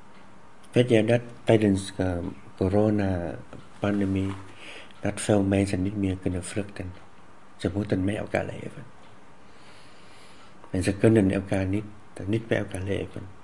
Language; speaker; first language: Dutch; non-native, fluent; Vietnamese